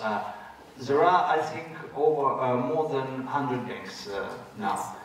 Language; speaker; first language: English; non-native, fluent; German